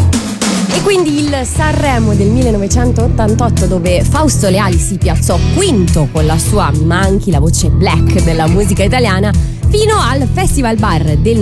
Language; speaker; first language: Italian; native; Italian